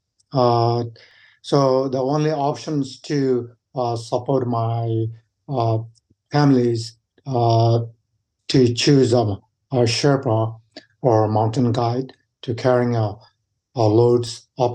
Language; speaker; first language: English; non-native, fluent; Sherpa